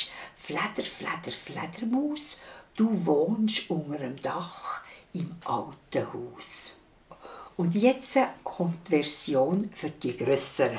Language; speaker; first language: German; native; German